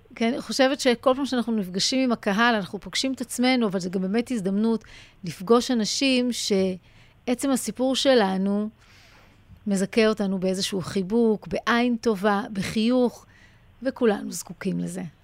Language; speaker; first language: Hebrew; native; Hebrew